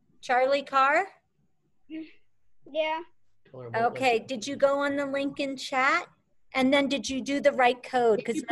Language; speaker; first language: English; native; English